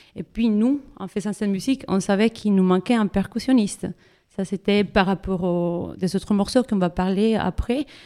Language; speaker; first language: French; non-native, fluent; Spanish